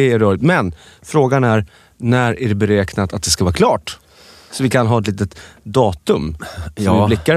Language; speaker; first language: Swedish; native; Swedish